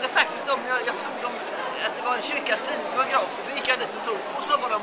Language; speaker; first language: Swedish; native; Swedish